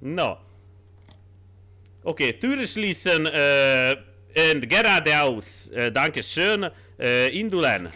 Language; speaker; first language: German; non-native, learner; Hungarian